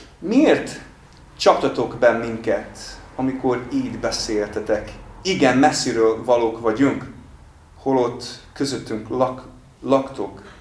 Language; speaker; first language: Hungarian; non-native, fluent; English